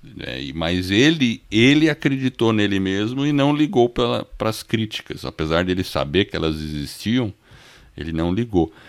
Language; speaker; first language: Portuguese; non-native, fluent; English